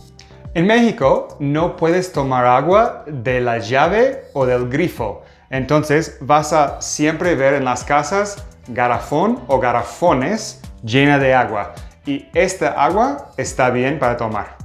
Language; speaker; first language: Spanish; non-native, fluent; English